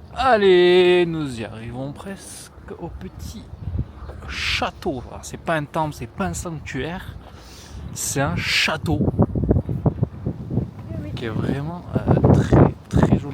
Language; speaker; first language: French; native; French